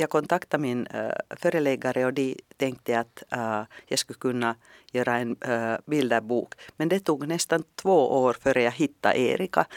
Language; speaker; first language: Swedish; non-native, fluent; Finnish